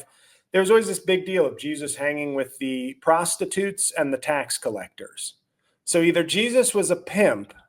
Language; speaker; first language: English; native; English